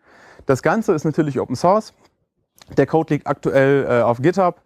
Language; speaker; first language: German; native; German